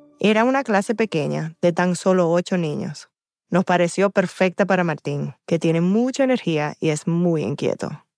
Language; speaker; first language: Spanish; early bilingual, heritage; Spanish